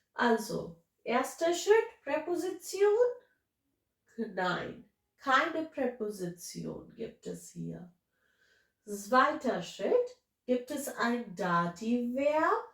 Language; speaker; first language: German; non-native, fluent; English